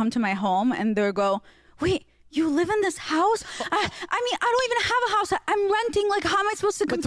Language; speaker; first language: English; non-native, fluent; Hebrew